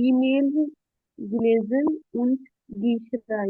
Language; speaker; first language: German; non-native, learner; Urdu